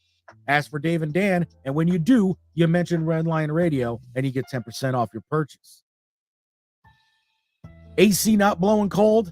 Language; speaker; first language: English; native; English